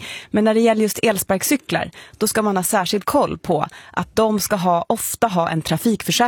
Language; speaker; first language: Swedish; native; Swedish